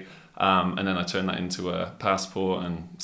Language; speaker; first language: English; native; English